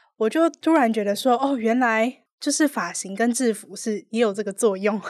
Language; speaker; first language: Chinese; native; Chinese